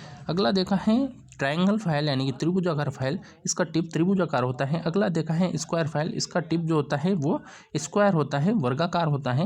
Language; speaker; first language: Hindi; native; Hindi